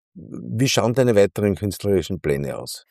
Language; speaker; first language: German; native; German